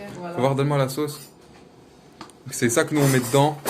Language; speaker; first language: French; native; French